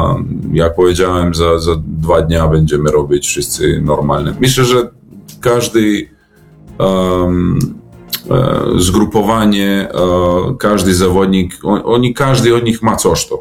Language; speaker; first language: Polish; non-native, learner; Serbian